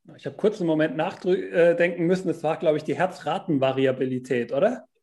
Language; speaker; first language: German; native; German